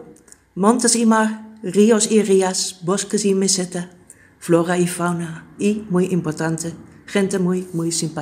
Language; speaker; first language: Spanish; non-native, fluent; Dutch